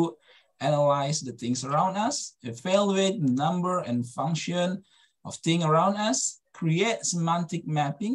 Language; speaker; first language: English; non-native, fluent; Indonesian